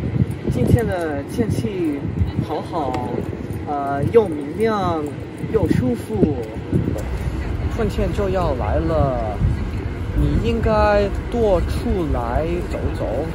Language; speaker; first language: Chinese; non-native, learner; English